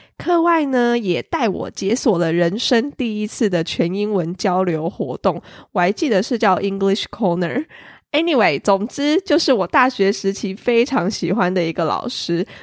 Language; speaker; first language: Chinese; native; Chinese